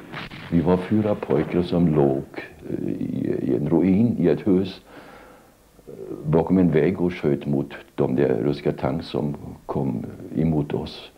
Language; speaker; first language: Swedish; non-native, fluent; German